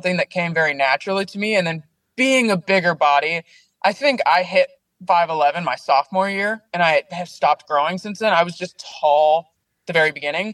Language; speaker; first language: English; native; English